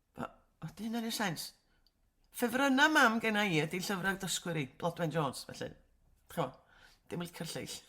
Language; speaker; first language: Welsh; native; Welsh